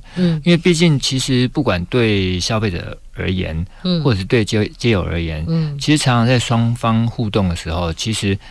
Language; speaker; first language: Chinese; native; Chinese